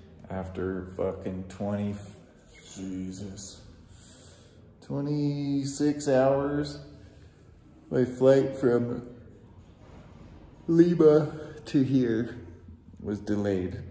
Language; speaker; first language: English; native; English